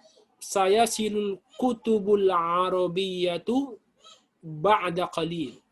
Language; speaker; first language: Arabic; non-native, fluent; Indonesian